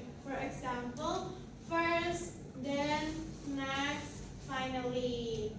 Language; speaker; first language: English; non-native, fluent; Indonesian